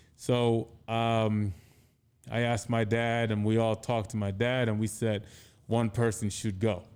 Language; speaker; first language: English; non-native, local second language; Igbo